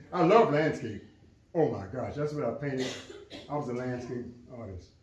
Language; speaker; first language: English; native; English